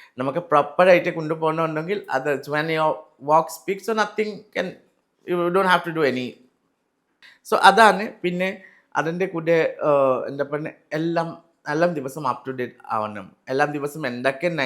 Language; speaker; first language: Malayalam; non-native, learner; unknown